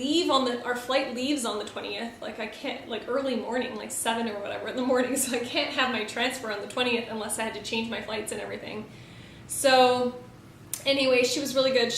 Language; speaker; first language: English; native; English